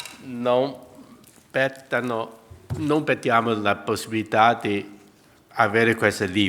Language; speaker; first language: Italian; non-native, fluent; Chinese